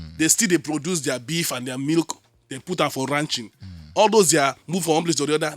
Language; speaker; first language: Nigerian Pidgin; native; Nigerian Pidgin